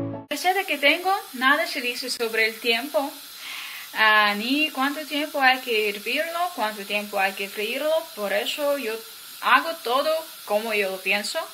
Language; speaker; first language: Spanish; non-native, fluent; Ukrainian